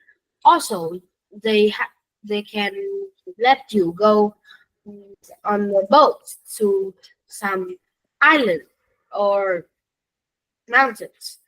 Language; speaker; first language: English; non-native, learner; Vietnamese